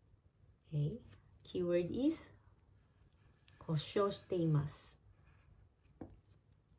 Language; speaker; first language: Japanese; non-native, fluent; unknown